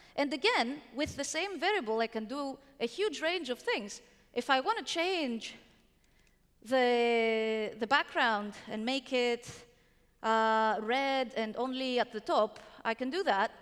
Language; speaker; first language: English; non-native, fluent; Greek